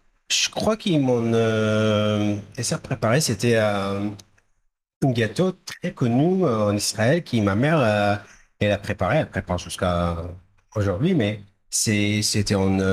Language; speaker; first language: French; non-native, fluent; Hebrew